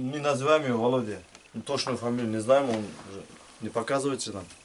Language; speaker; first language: Russian; non-native, learner; Uzbek